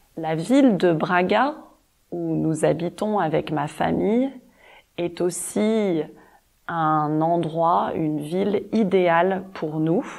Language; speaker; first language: French; native; French